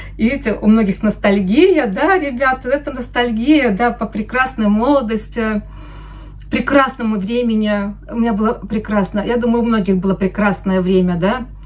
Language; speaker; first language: Russian; non-native, local second language; Lithuanian